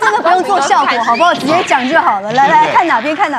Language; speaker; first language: Chinese; native; Chinese